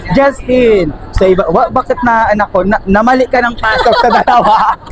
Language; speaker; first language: Filipino; native; Filipino